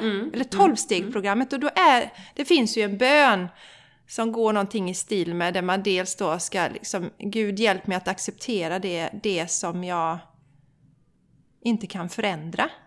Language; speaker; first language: Swedish; native; Swedish